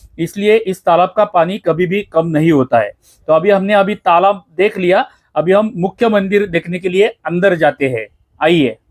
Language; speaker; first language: Hindi; non-native, local second language; Marathi